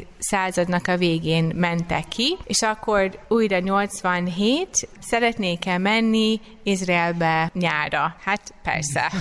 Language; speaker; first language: Hungarian; non-native, fluent; English